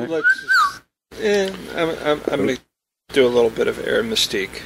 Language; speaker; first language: English; native; English